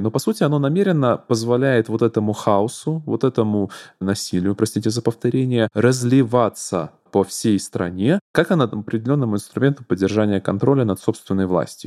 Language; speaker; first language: Russian; native; Russian